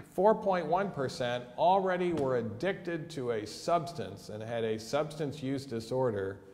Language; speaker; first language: English; native; English